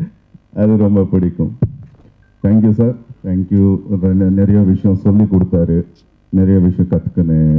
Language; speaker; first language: Tamil; non-native, learner; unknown